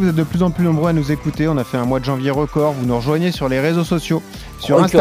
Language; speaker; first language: French; native; French